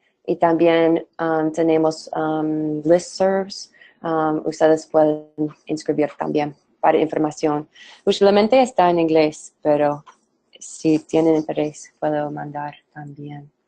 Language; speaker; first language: Spanish; non-native, fluent; English